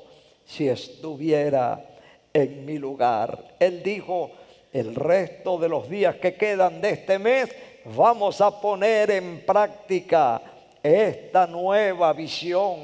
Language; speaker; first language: Spanish; native; Spanish